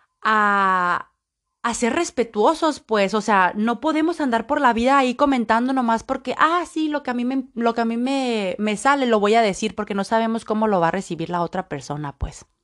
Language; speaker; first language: Spanish; native; Spanish